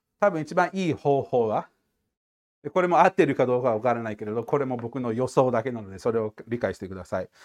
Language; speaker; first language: Japanese; non-native, fluent; English